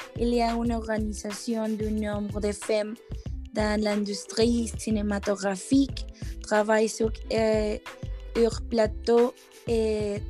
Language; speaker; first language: French; non-native, learner; Spanish